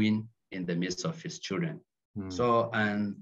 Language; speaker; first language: English; non-native, local second language; Hausa